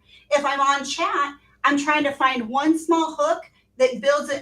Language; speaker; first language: English; native; English